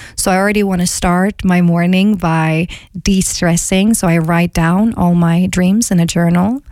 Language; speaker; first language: English; non-native, fluent; Swedish